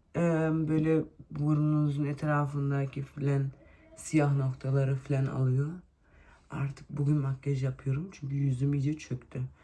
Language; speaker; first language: Turkish; early bilingual, heritage; Turkish